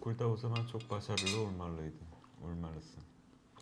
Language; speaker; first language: Turkish; non-native, fluent; Korean